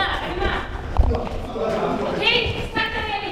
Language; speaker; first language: Swedish; native; Swedish